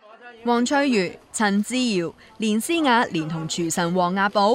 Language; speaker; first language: Chinese; native; Chinese